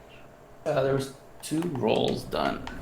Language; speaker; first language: English; native; English